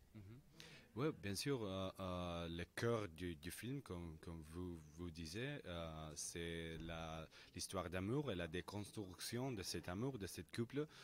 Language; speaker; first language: French; non-native, learner; Spanish